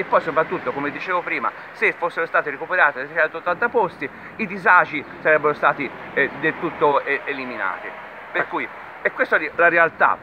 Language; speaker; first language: Italian; native; Italian